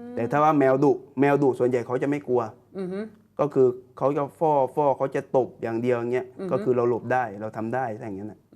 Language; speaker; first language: Thai; native; Thai